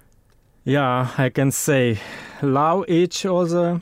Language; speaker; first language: English; non-native, learner; Russian